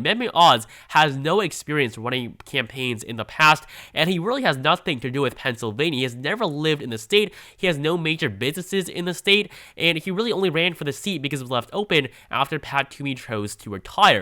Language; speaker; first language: English; native; English